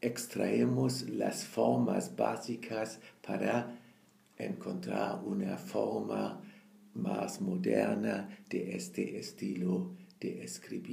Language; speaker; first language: Spanish; non-native, learner; German